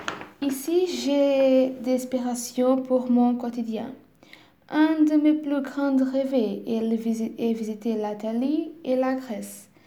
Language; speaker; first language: French; non-native, learner; Portuguese